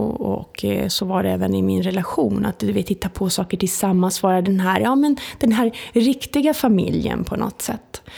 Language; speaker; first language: Swedish; early bilingual, other home language; Italian